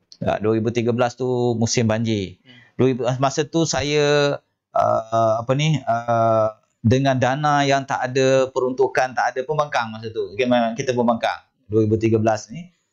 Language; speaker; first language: Malay; native; Malay